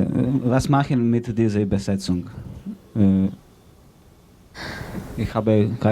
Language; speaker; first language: German; non-native, learner; Serbian